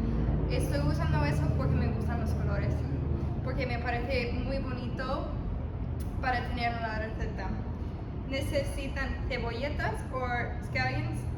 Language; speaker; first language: Spanish; early bilingual, heritage; Spanish